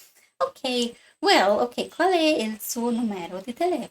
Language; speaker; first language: Italian; non-native, learner; English